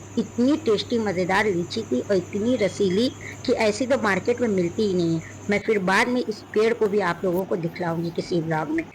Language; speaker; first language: Hindi; native; Hindi